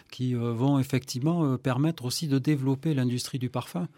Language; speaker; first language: French; native; French